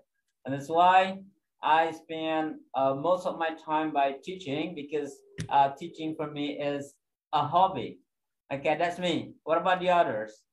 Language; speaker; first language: English; non-native, fluent; Indonesian